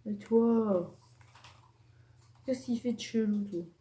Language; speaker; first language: French; native; French